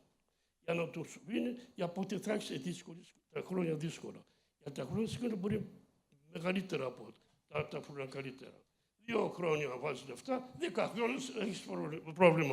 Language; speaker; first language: Greek; early bilingual, heritage; Greek